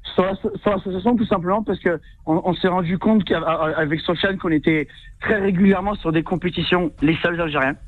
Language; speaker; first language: French; native; French